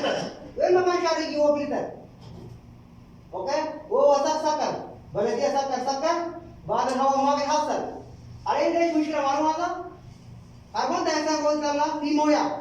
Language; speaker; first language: Arabic; non-native, learner; Hindi